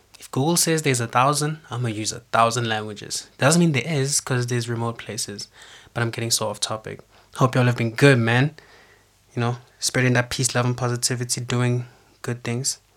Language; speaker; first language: English; non-native, local second language; Zulu